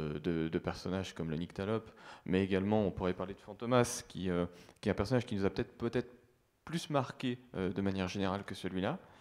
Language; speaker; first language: French; native; French